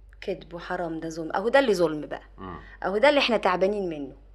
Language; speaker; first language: Arabic; native; Arabic